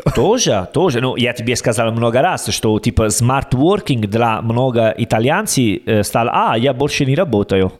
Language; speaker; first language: Russian; non-native, fluent; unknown